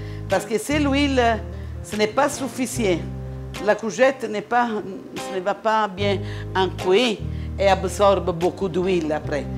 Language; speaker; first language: French; non-native, learner; Italian